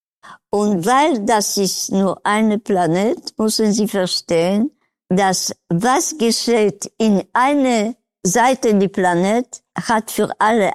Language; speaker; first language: German; non-native, learner; Polish